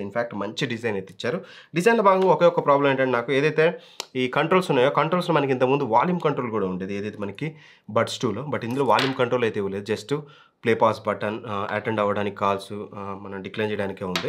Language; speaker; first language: Telugu; native; Telugu